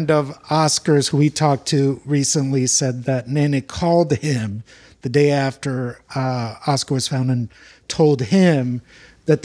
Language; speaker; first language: English; native; English